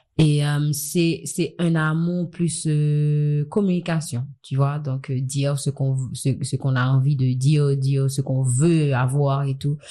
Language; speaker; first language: French; non-native, local second language; Haitian Creole